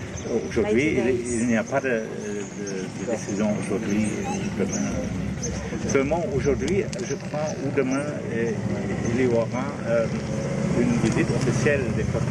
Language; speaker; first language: French; non-native, learner; German